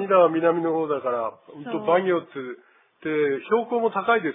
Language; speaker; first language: Japanese; native; Japanese